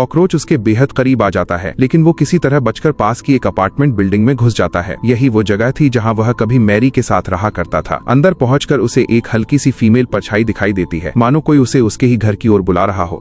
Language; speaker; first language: Hindi; native; Hindi